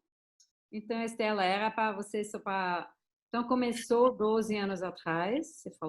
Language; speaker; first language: Portuguese; non-native, fluent; German